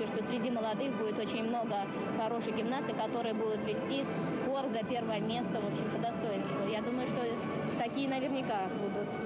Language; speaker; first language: Russian; native; Russian